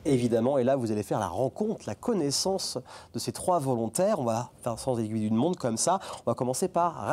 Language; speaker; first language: French; native; French